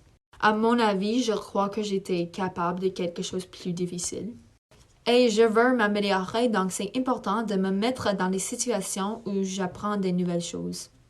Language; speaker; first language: French; non-native, learner; English